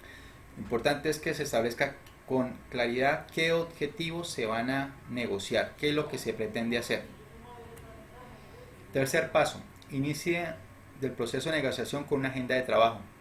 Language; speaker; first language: Spanish; native; Spanish